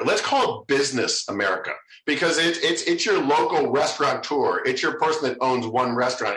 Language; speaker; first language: English; native; English